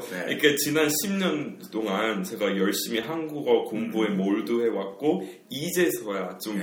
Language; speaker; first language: Korean; non-native, fluent; English